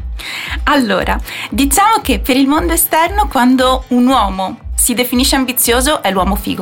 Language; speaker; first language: Italian; native; Italian